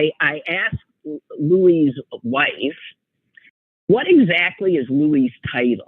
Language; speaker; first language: English; native; English